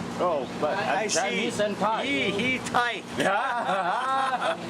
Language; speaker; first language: English; non-native, learner; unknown